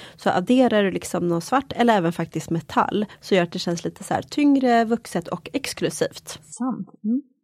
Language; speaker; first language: Swedish; early bilingual, other home language; Polish